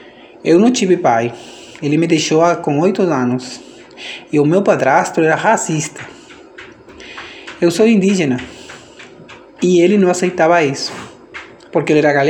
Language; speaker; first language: Portuguese; non-native, fluent; Spanish